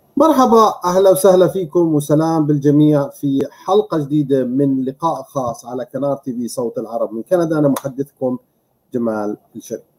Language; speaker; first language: Arabic; native; Arabic